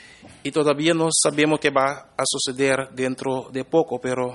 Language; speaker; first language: Spanish; non-native, fluent; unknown